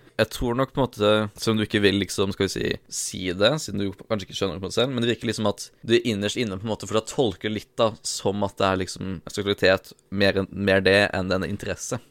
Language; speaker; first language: Norwegian; native; Norwegian